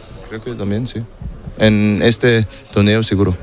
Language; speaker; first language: Spanish; non-native, learner; German